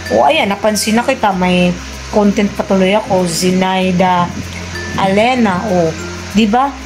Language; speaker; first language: Filipino; non-native, local second language; Cebuano